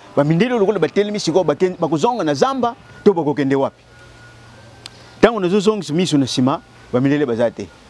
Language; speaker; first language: Lingala; non-native, local second language; Kongo